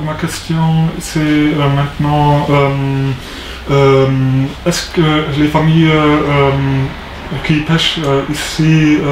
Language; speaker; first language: French; non-native, learner; German